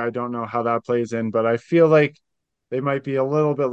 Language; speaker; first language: English; native; English